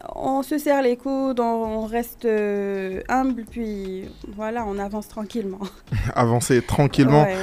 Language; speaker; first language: French; non-native, local second language; Wolof